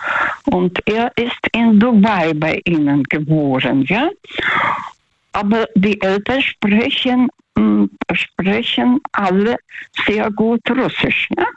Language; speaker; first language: German; early bilingual, other home language; Russian